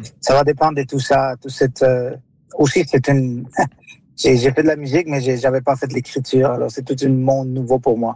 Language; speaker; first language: French; non-native, fluent; Spanish